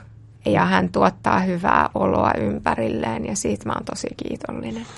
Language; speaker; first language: Finnish; native; Finnish